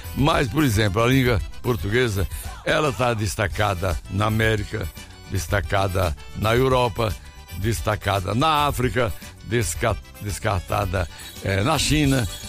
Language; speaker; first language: Portuguese; native; Portuguese